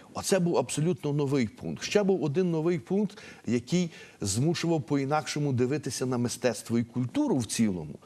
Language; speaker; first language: Ukrainian; native; Ukrainian